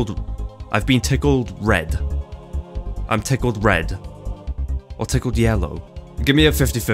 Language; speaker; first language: English; native; English